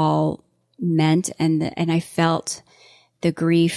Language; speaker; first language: English; native; English